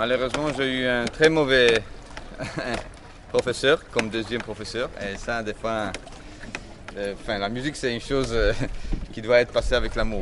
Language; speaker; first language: French; non-native, fluent; Italian